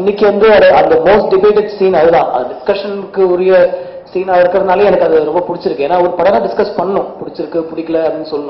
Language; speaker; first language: Tamil; native; Tamil